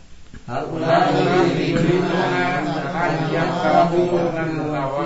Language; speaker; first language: Arabic; non-native, learner; Indonesian